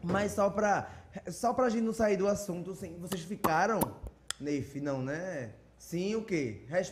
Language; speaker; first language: Portuguese; native; Portuguese